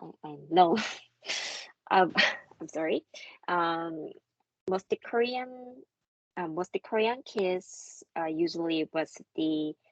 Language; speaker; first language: English; non-native, learner; Korean